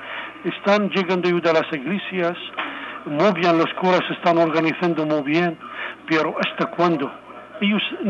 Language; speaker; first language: Spanish; non-native, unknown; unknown